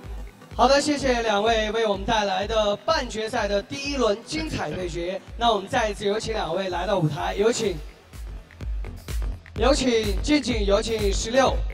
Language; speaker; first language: Chinese; native; Chinese